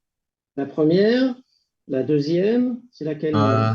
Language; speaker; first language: French; native; French